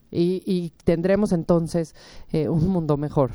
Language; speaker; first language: Spanish; native; Spanish